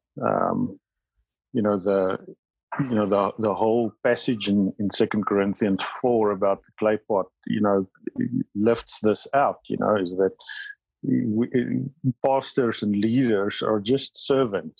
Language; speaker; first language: English; non-native, local second language; Afrikaans